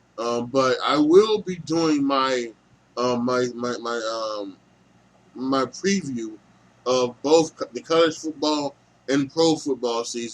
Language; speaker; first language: English; native; English